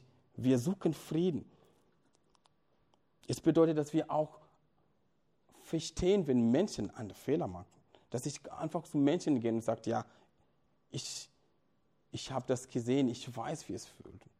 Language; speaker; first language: German; non-native, fluent; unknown